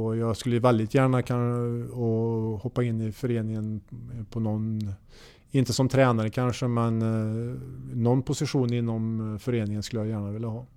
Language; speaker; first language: Swedish; native; Swedish